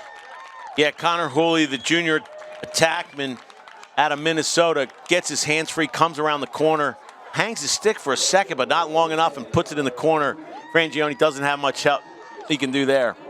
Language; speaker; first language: English; native; English